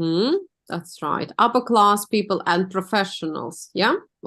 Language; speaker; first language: English; non-native, fluent; Russian